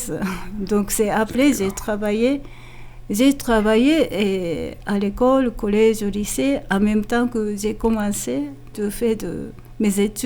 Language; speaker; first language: French; non-native, fluent; Japanese